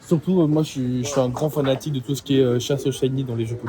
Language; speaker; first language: French; native; French